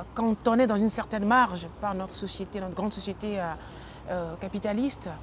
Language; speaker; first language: French; non-native, local second language; Ewe